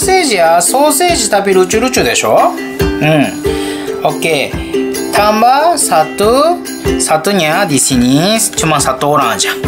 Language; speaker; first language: Indonesian; non-native, learner; Japanese